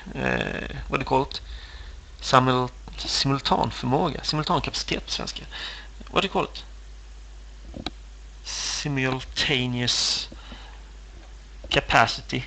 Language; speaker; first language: English; non-native, fluent; Swedish